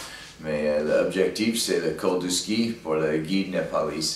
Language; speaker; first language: French; non-native, learner; English